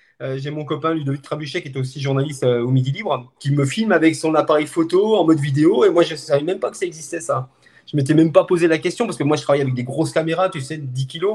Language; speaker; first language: French; native; French